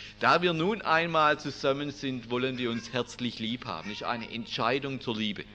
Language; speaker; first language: German; native; German